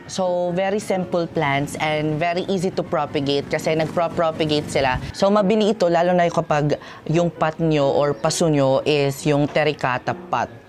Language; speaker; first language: Filipino; non-native, local second language; Waray